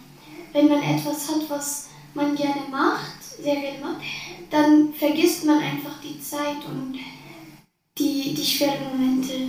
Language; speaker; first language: German; early bilingual, other home language; Arabic